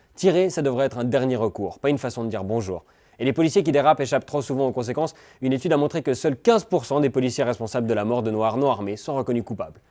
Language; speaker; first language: French; native; French